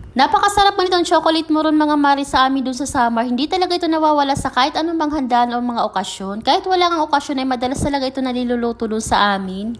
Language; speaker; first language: Filipino; non-native, local second language; Waray